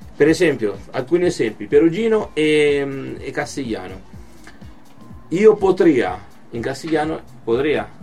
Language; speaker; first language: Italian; native; Italian